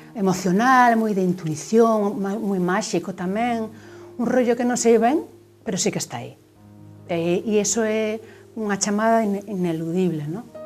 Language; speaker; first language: Galician; non-native, local second language; Spanish